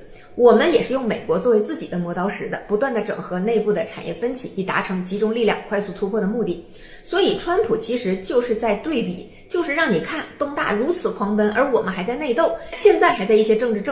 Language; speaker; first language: Chinese; native; Chinese